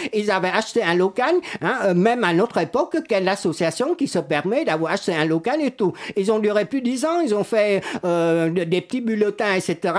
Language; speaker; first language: French; non-native, fluent; Vietnamese